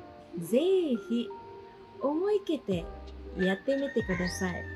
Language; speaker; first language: Japanese; non-native, fluent; Cebuano